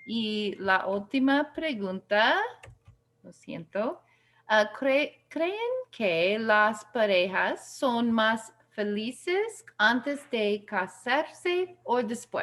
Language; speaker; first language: Spanish; non-native, learner; English